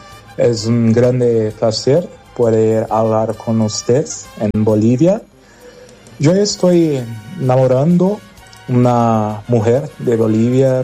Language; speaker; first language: Spanish; non-native, learner; Portuguese